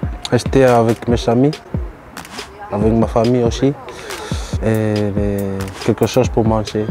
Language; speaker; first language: French; non-native, learner; Tongan